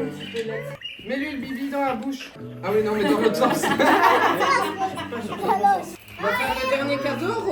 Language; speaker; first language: French; native; French